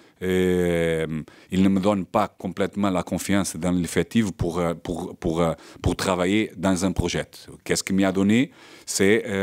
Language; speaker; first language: French; non-native, learner; Portuguese